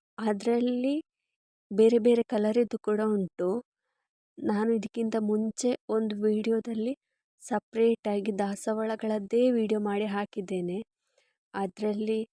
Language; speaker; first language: Kannada; non-native, local second language; Tulu